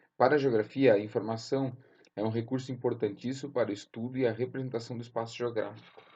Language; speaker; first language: Portuguese; native; Portuguese